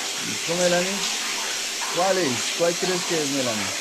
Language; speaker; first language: Spanish; native; Spanish